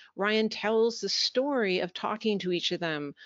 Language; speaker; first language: English; native; English